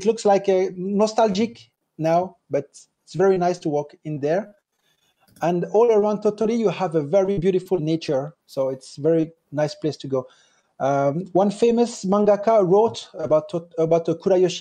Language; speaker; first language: English; non-native, fluent; French